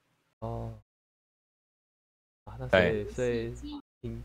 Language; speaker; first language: Chinese; native; Chinese